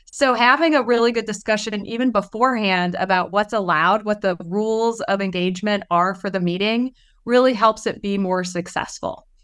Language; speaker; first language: English; native; English